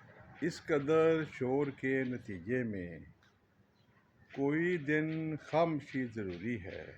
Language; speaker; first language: Urdu; native; Urdu